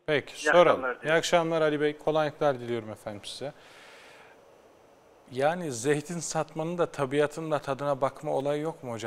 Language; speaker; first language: Turkish; native; Turkish